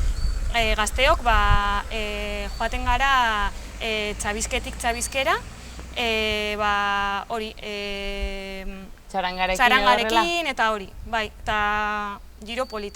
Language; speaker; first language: Basque; non-native, local second language; Spanish